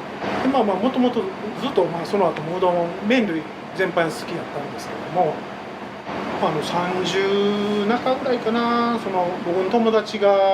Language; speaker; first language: Japanese; native; Japanese